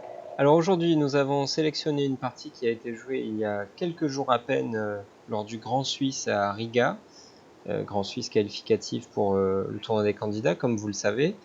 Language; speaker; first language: French; native; French